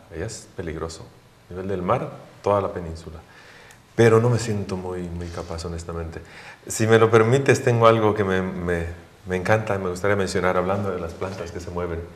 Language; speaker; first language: Spanish; native; Spanish